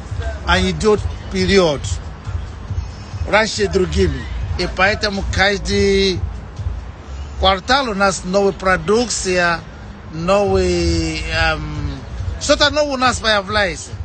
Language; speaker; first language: Russian; non-native, fluent; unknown